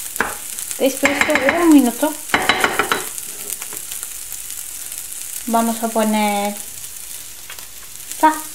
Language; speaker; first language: Spanish; non-native, learner; Turkish